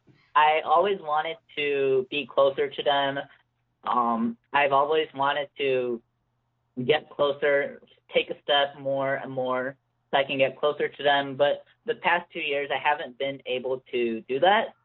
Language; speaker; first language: English; native; English